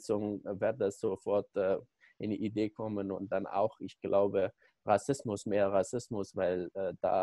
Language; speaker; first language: German; non-native, learner; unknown